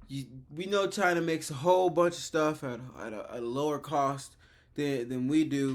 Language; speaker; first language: English; native; English